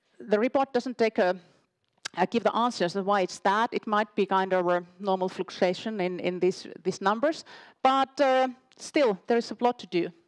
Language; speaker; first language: English; non-native, fluent; Finnish